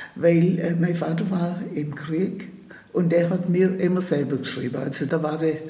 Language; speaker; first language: German; native; German